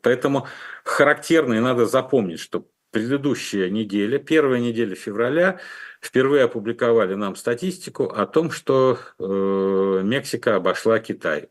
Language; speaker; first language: Russian; native; Russian